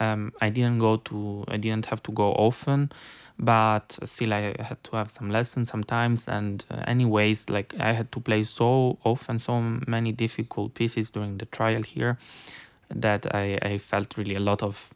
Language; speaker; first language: English; non-native, fluent; Italian